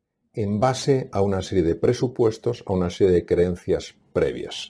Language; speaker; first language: Spanish; native; Spanish